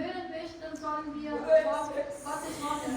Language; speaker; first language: German; non-native, fluent; Portuguese